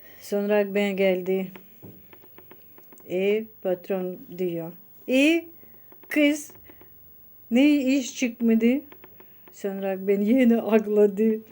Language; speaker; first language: Turkish; non-native, learner; Russian